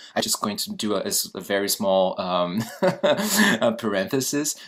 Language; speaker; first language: English; non-native, fluent; Portuguese